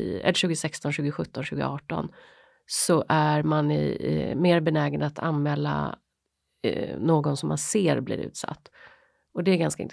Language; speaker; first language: Swedish; native; Swedish